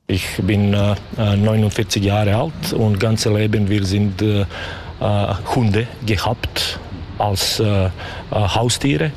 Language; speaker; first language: German; non-native, learner; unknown